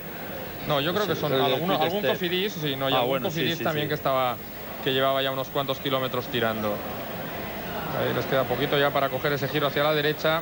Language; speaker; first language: Spanish; native; Spanish